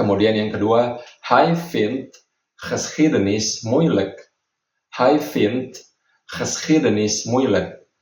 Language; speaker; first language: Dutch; non-native, fluent; Indonesian